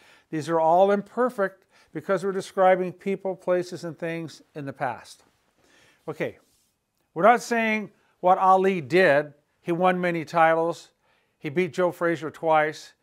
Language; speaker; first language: English; native; English